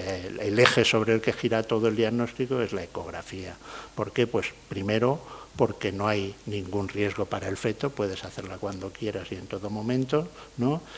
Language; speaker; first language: Spanish; native; Spanish